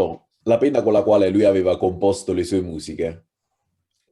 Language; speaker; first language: Italian; native; Italian